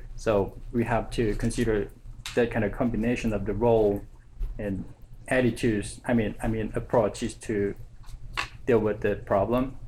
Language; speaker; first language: English; non-native, fluent; Korean